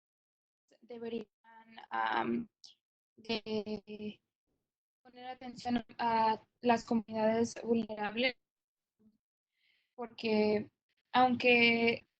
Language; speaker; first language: Spanish; non-native, fluent; English